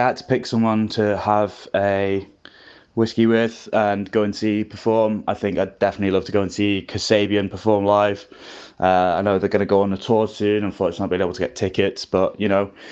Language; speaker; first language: English; native; English